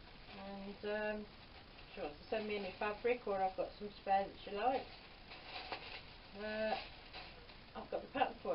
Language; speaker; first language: English; native; English